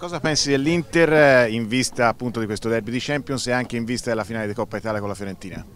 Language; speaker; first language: Italian; native; Italian